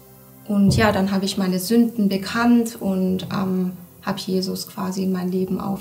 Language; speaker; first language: German; early bilingual, other home language; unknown